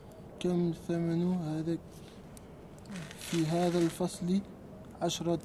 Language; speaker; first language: Arabic; non-native, learner; French